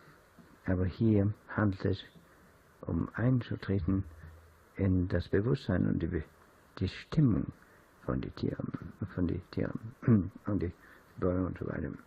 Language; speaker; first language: German; non-native, fluent; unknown